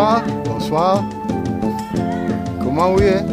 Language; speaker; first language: French; non-native, learner; Polish